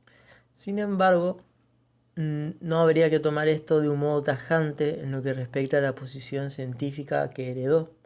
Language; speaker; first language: Spanish; native; Spanish